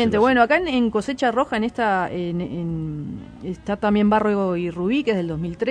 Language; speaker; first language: Spanish; native; Spanish